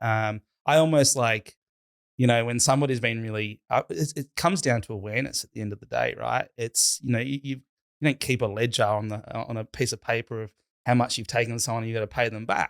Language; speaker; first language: English; native; English